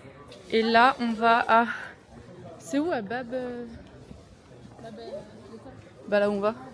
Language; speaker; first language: French; native; French